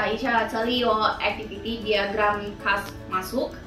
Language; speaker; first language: Chinese; non-native, learner; Indonesian